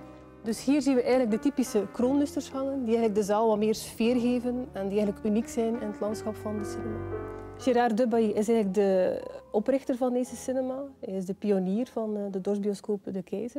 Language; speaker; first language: Dutch; native; Dutch